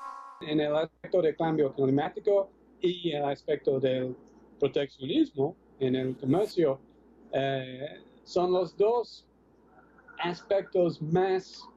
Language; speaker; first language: Spanish; non-native, fluent; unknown